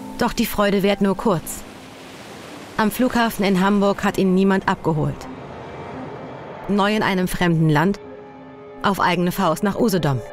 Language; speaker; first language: German; native; German